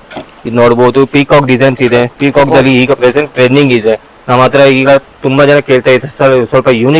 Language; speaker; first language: Kannada; non-native, local second language; Telugu